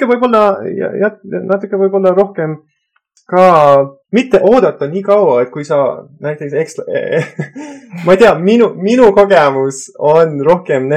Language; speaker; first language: Estonian; non-native, fluent; Persian